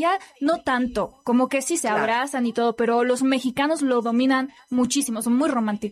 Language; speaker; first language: Spanish; non-native, fluent; Polish